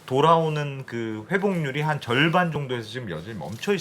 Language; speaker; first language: Korean; native; Korean